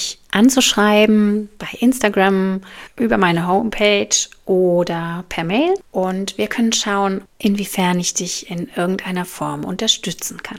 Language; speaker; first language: German; native; German